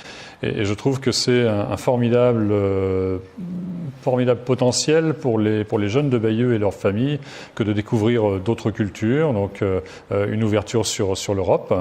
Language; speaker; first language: French; native; French